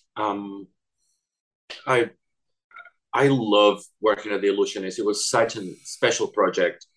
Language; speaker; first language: English; non-native, fluent; Spanish